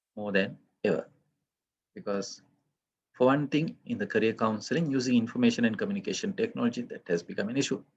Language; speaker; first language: English; non-native, local second language; Sinhala